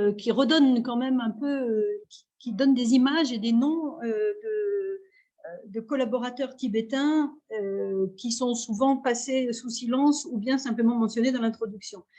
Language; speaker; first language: French; native; French